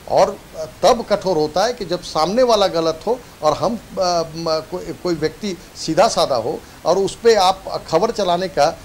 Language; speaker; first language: Hindi; native; Hindi